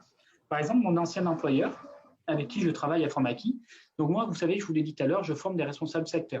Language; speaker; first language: French; native; French